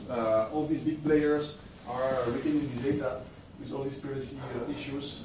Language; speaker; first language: English; non-native, fluent; French